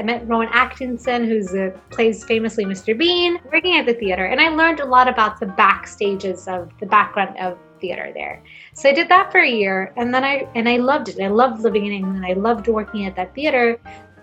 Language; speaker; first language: English; non-native, fluent; Swedish